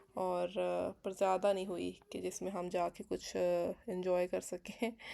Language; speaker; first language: Urdu; native; Urdu